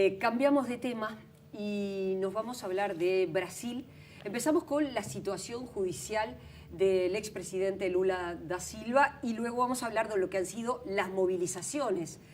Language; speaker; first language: Spanish; native; Spanish